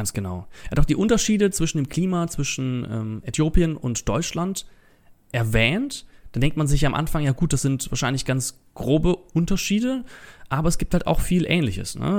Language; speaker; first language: German; native; German